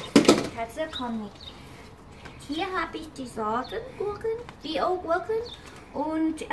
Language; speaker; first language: German; non-native, learner; Vietnamese